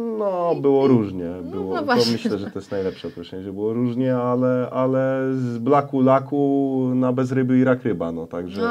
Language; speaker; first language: Polish; native; Polish